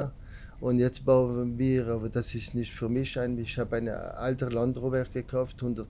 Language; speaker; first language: German; non-native, learner; French